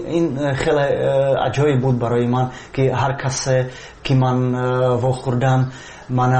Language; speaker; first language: Persian; non-native, fluent; Czech